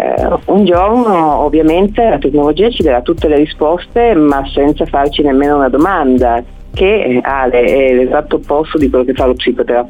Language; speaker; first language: Italian; native; Italian